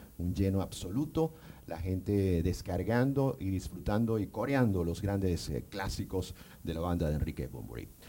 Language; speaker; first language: Spanish; native; Spanish